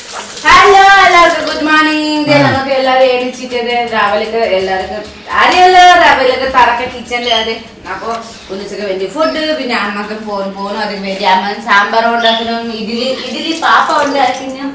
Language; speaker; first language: Malayalam; non-native, learner; Nepali